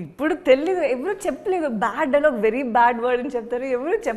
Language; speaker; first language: Telugu; non-native, learner; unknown